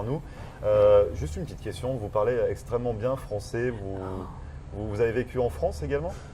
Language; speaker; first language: French; native; French